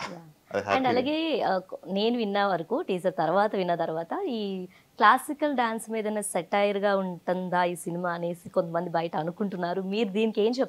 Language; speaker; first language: Telugu; native; Telugu